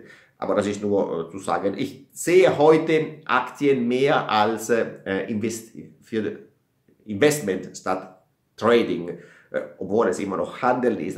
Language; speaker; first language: German; non-native, fluent; Italian